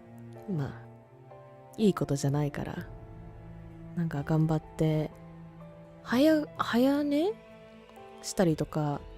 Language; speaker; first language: Japanese; non-native, learner; Vietnamese